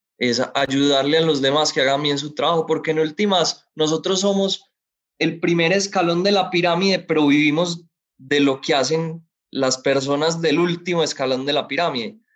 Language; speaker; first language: Spanish; native; Spanish